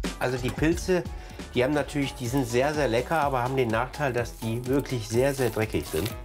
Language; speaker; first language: German; native; German